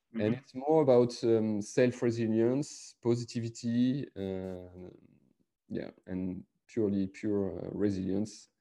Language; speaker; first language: English; non-native, fluent; French